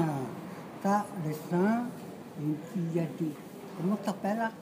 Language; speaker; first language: French; non-native, learner; Chinese